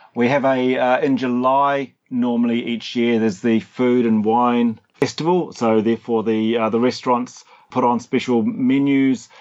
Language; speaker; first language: English; native; English